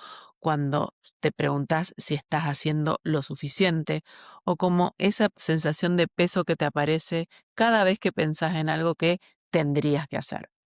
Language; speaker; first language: Spanish; native; Spanish